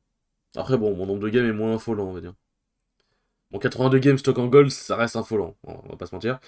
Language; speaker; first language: French; native; French